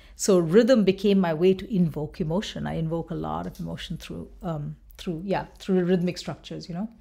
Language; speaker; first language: English; non-native, local second language; Bangla